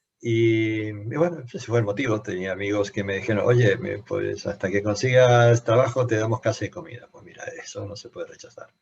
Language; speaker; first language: Spanish; native; Spanish